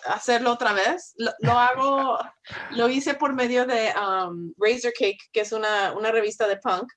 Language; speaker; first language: Spanish; early bilingual, heritage; Spanish